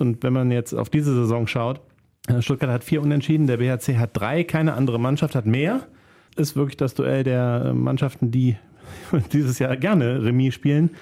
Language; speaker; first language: German; native; German